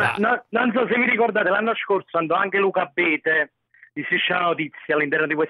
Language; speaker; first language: Italian; native; Italian